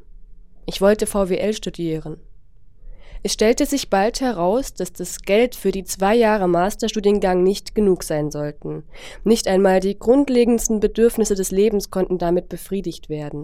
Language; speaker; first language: German; non-native, fluent; Chinese